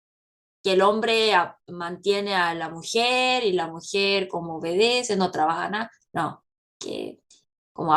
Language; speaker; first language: Spanish; non-native, fluent; Korean